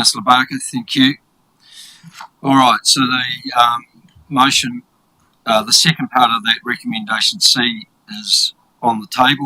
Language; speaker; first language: English; native; English